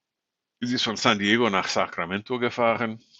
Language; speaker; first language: German; non-native, fluent; English